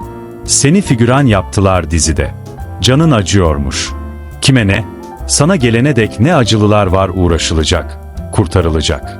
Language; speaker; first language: Turkish; native; Turkish